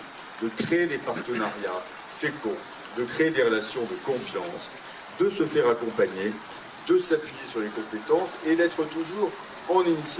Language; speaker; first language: French; native; French